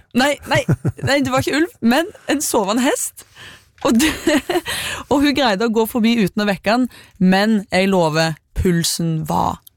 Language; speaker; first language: Norwegian; native; Norwegian